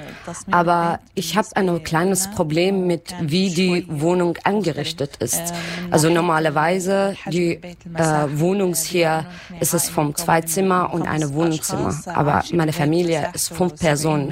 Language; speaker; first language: German; non-native, learner; Arabic